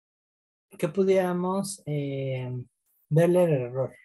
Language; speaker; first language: Spanish; native; Spanish